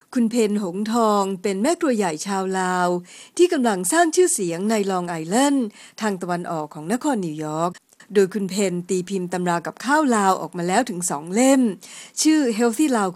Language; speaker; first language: Thai; native; Thai